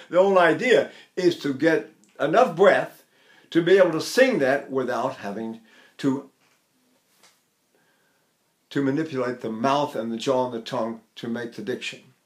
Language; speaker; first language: English; native; English